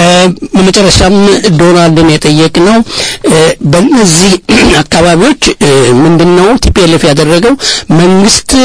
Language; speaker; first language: Swedish; non-native, fluent; Amharic